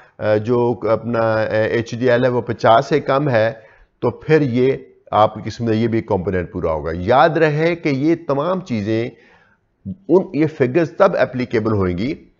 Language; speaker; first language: Urdu; non-native, local second language; Punjabi